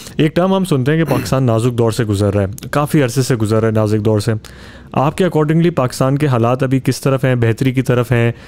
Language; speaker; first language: Urdu; native; Urdu